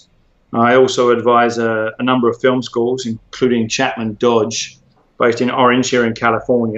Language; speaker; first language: English; native; English